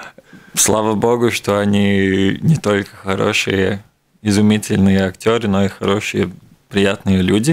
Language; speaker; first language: Russian; non-native, local second language; Latvian